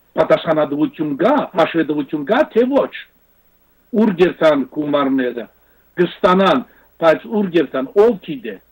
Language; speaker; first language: Armenian; native; Armenian